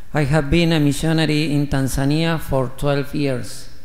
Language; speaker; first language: English; non-native, learner; Spanish